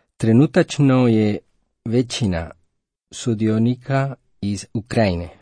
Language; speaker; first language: Croatian; non-native, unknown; Spanish